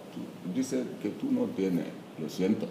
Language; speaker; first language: Spanish; non-native, learner; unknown